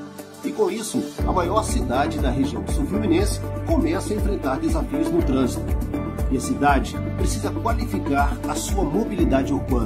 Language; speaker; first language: Portuguese; native; Portuguese